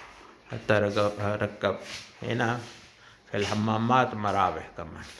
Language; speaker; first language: Arabic; non-native, learner; Urdu